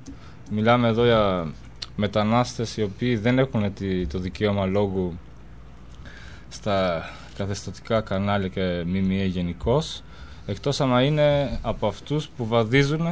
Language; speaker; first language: Greek; non-native, fluent; Albanian